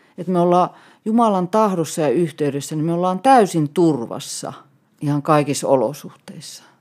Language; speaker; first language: Finnish; native; Finnish